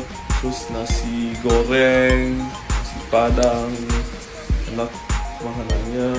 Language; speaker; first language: Indonesian; non-native, fluent; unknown